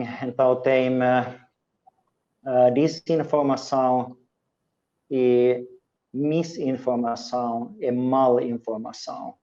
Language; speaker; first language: Portuguese; non-native, fluent; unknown